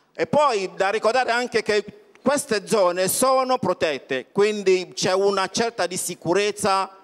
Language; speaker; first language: Italian; non-native, fluent; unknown